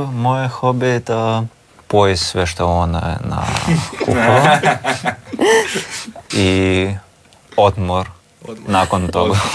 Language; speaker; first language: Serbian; non-native, learner; Russian